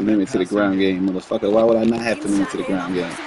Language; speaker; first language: English; native; English